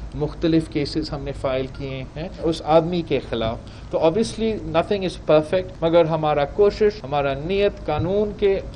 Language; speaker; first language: Urdu; native; Urdu